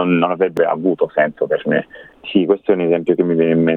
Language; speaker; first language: Italian; non-native, fluent; English